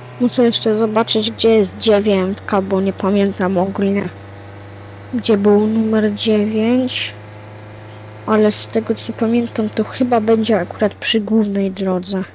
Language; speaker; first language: Polish; native; Polish